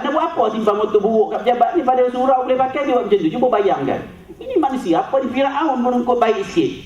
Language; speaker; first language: Malay; native; Malay